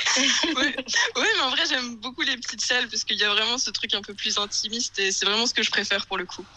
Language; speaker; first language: French; native; French